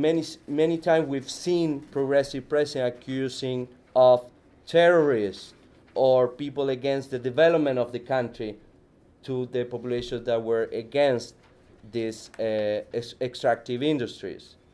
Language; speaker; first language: English; non-native, fluent; Spanish